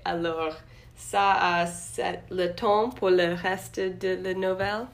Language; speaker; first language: French; non-native, learner; English